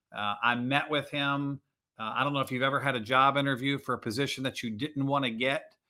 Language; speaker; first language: English; native; English